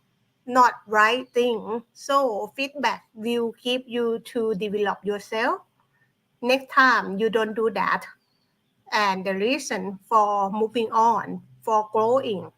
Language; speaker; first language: English; non-native, learner; Thai